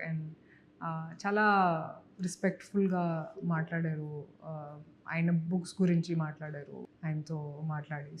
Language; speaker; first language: Telugu; non-native, fluent; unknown